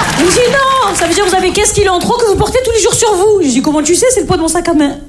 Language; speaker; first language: French; native; French